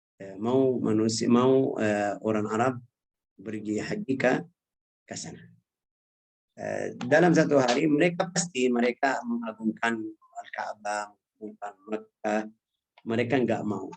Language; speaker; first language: Indonesian; non-native, fluent; Arabic